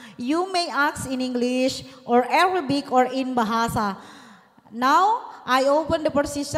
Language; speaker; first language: English; non-native, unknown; Indonesian